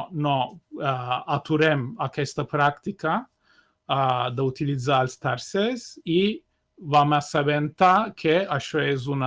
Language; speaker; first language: Catalan; non-native, fluent; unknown